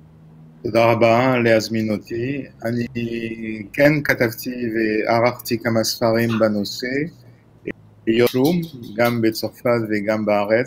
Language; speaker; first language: Hebrew; non-native, fluent; French